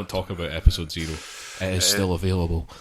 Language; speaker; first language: English; native; English